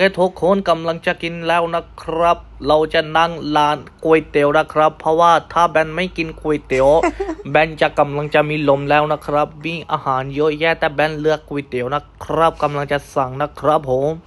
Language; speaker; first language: Thai; non-native, fluent; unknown